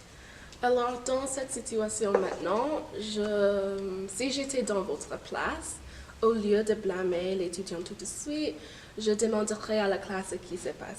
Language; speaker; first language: French; non-native, fluent; English